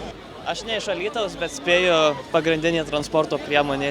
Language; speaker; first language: Lithuanian; native; Lithuanian